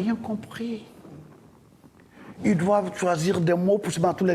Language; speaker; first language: French; non-native, local second language; Dyula